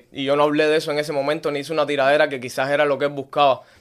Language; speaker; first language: Spanish; native; Spanish